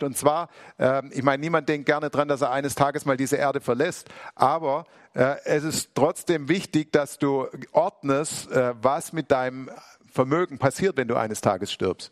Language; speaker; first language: German; native; German